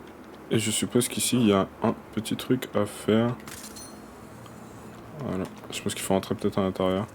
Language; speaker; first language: French; native; French